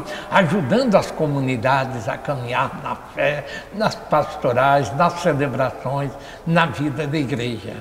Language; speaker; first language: Portuguese; native; Portuguese